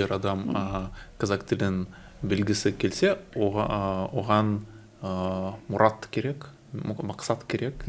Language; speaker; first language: Kazakh; non-native, learner; Russian